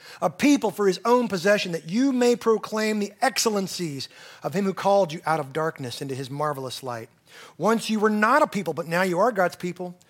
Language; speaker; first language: English; native; English